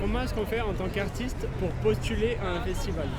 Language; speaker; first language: French; native; French